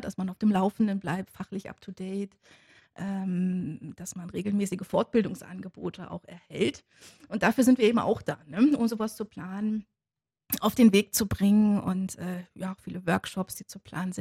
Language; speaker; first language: German; native; German